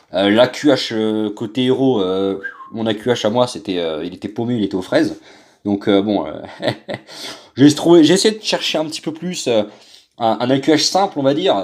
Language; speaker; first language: French; native; French